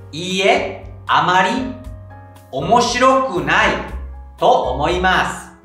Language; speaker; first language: Japanese; non-native, fluent; Indonesian